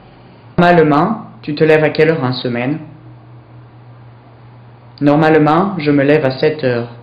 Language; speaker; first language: French; non-native, learner; English